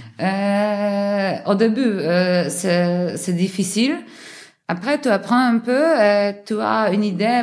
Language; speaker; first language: French; non-native, learner; Polish